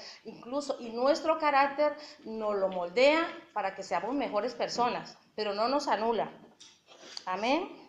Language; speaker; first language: Spanish; native; Spanish